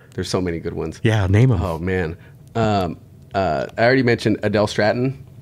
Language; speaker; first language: English; native; English